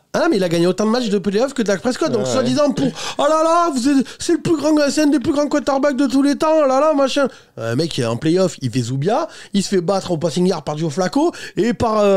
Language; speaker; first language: French; native; French